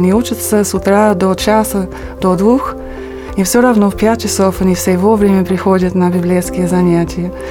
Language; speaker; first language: Russian; non-native, fluent; English